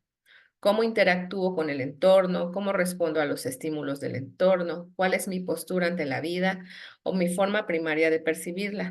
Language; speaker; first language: Spanish; native; Spanish